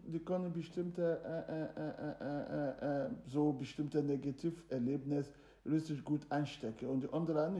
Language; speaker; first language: German; non-native, fluent; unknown